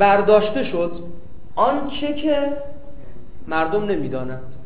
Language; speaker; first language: Persian; native; Persian